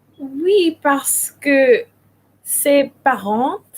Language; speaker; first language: French; non-native, learner; English